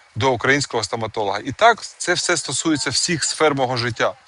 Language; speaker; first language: Ukrainian; non-native, local second language; Russian